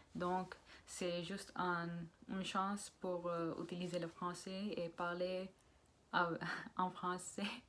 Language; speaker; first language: French; non-native, learner; Punjabi